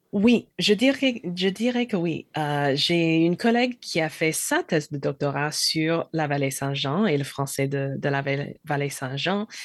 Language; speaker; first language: French; non-native, fluent; English